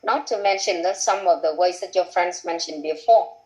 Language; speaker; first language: English; non-native, fluent; Vietnamese